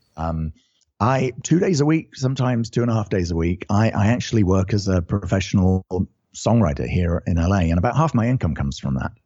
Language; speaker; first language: English; native; English